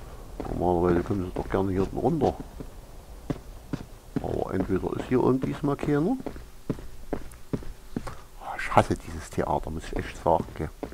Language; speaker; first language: German; native; German